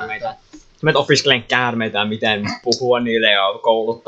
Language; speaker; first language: Finnish; native; Finnish